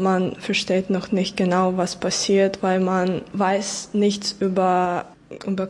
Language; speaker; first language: German; non-native, fluent; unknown